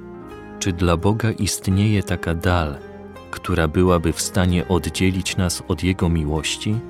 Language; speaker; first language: Polish; native; Polish